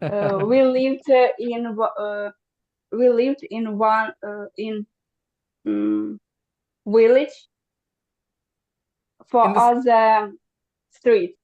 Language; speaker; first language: English; non-native, learner; Ukrainian